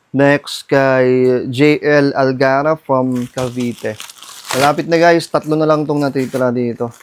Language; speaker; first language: Filipino; non-native, local second language; Iloko